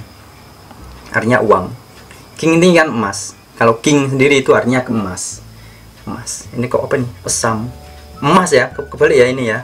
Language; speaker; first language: Indonesian; native; Indonesian